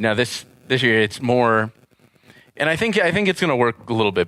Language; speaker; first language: English; native; English